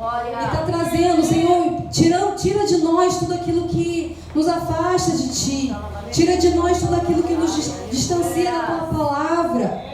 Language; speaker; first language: Portuguese; native; Portuguese